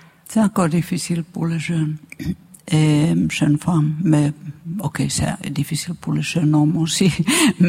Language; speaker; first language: French; non-native, fluent; Finnish